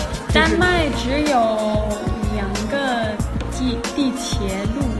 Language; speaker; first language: Chinese; non-native, learner; Danish